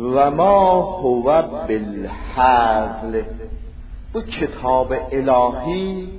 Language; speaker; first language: Persian; non-native, local second language; Azerbaijani